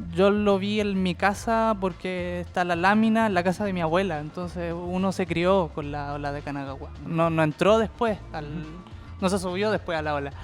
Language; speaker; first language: Spanish; native; Spanish